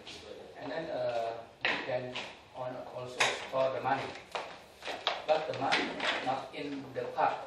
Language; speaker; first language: English; non-native, learner; Indonesian